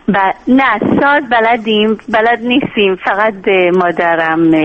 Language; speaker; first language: Persian; early bilingual, heritage; Persian